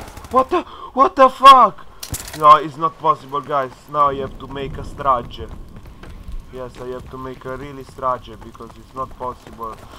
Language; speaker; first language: English; non-native, learner; Italian